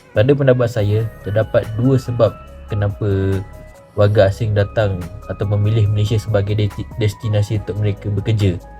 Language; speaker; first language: Malay; native; Malay